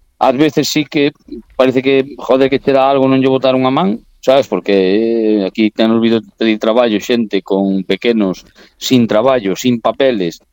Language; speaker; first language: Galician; native; Galician